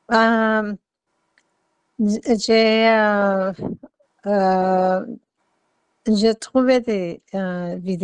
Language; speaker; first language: French; non-native, learner; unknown